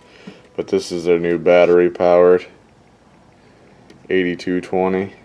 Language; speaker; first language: English; native; English